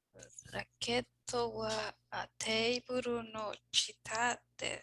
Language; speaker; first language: Japanese; non-native, learner; English